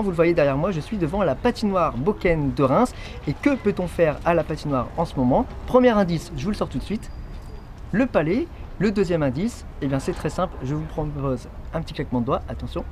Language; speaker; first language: French; native; French